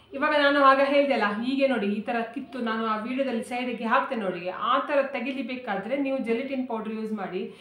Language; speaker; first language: Kannada; non-native, local second language; Konkani